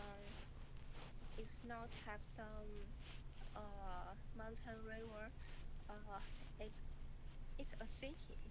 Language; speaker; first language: English; non-native, learner; Chinese